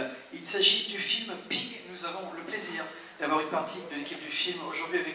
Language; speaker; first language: French; native; French